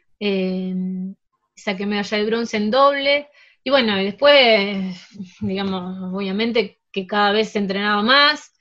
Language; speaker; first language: Spanish; early bilingual, heritage; Spanish